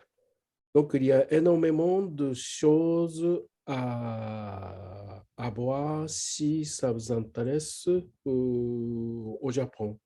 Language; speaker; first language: French; non-native, learner; Japanese